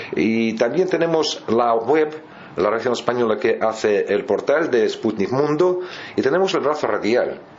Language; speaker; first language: Spanish; non-native, fluent; Russian